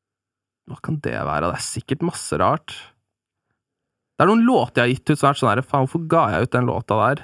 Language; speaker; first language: Norwegian; native; Norwegian